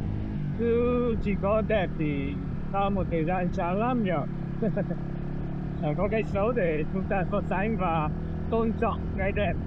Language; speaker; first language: Vietnamese; non-native, fluent; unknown